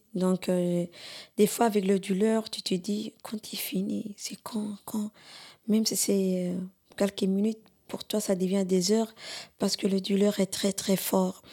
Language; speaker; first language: French; early bilingual, other home language; Somali